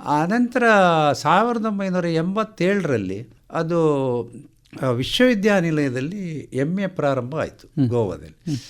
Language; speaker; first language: Kannada; non-native, local second language; Konkani